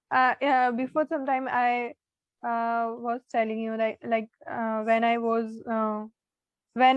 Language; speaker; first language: English; non-native, learner; Hindi